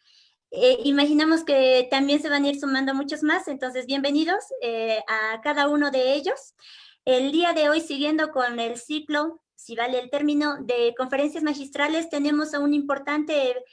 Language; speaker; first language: Spanish; native; Spanish